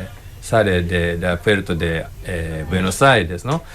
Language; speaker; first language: Spanish; non-native, learner; Japanese